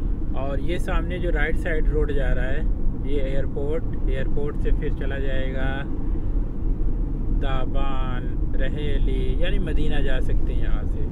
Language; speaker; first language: Hindi; native; Hindi